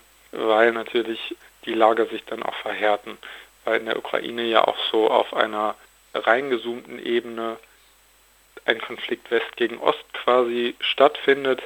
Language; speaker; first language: German; native; German